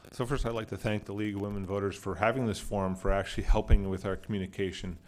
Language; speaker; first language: English; native; English